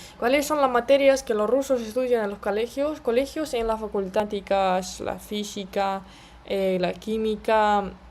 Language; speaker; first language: Spanish; non-native, fluent; Russian